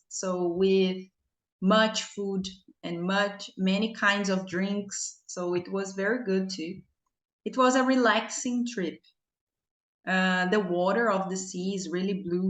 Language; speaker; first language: English; non-native, fluent; Portuguese